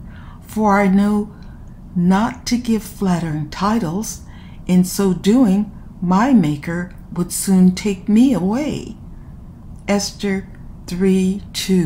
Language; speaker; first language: English; native; English